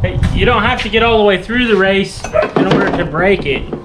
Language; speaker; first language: English; native; English